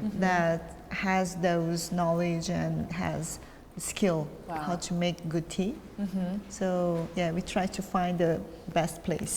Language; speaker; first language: English; non-native, learner; Korean